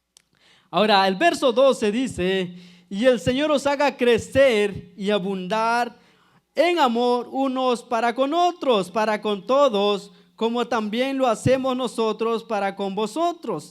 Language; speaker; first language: Spanish; native; Spanish